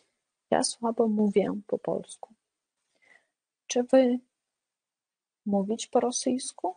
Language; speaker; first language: Polish; non-native, fluent; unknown